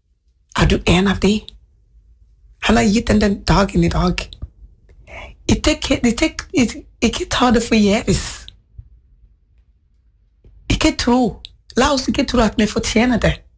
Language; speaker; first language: Norwegian; non-native, fluent; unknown